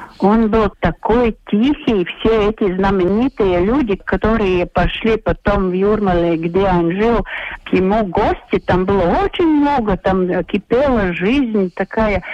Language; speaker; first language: Russian; non-native, local second language; Latvian